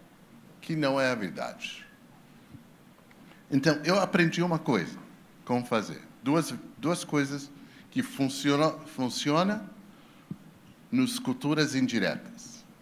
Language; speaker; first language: Portuguese; non-native, fluent; English